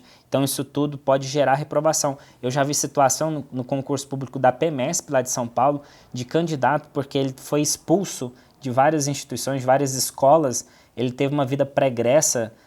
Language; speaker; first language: Portuguese; native; Portuguese